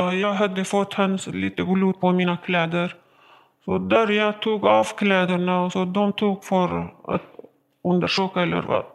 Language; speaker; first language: Swedish; non-native, learner; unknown